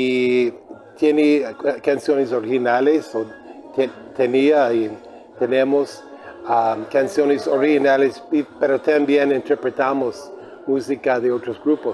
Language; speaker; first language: Spanish; non-native, fluent; English